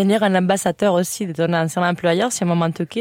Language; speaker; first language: French; non-native, fluent; Spanish